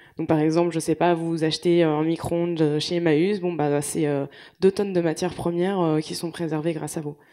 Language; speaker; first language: French; native; French